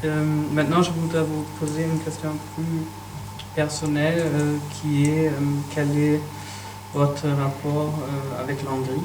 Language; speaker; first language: French; non-native, fluent; German